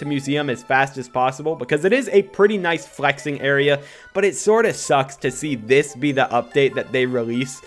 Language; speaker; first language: English; native; English